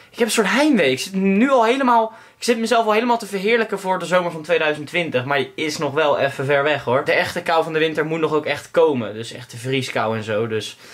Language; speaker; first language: Dutch; native; Dutch